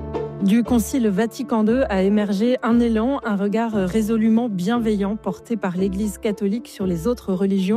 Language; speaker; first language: French; native; French